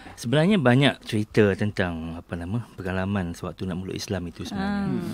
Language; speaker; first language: Malay; non-native, local second language; Iban